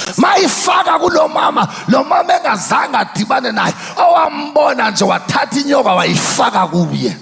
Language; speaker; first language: Zulu; non-native, local second language; Xhosa